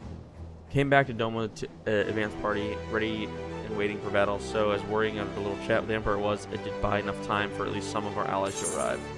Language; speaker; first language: English; native; English